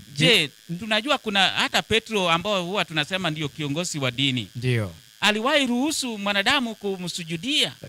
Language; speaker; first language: Swahili; non-native, local second language; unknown